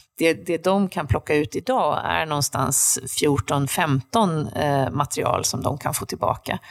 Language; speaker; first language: Swedish; native; Swedish